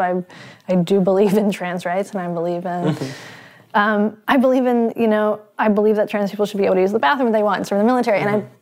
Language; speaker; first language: English; native; English